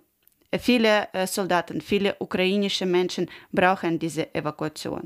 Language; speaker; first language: German; non-native, learner; Ukrainian